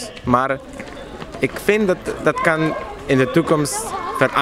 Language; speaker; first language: Dutch; non-native, learner; Polish